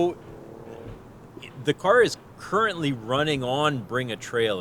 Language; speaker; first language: English; native; English